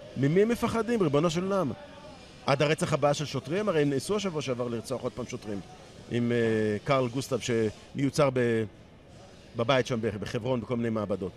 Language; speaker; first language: Hebrew; native; Hebrew